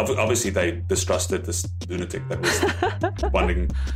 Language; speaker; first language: English; non-native, local second language; German